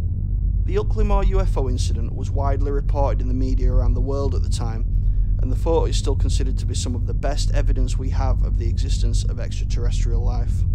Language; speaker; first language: English; native; English